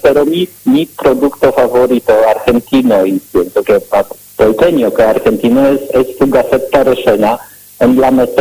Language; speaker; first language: Spanish; non-native, learner; Polish